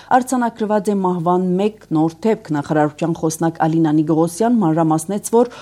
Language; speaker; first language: Armenian; native; Armenian